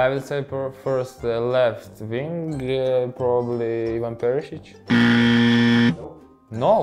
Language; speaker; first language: English; non-native, learner; Croatian